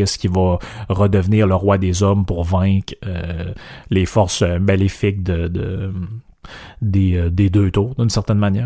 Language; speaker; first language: French; native; French